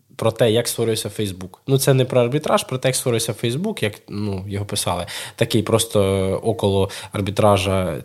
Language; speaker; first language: Ukrainian; non-native, local second language; Russian